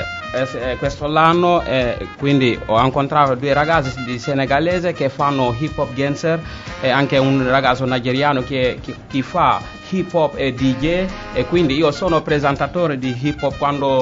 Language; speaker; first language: Italian; non-native, learner; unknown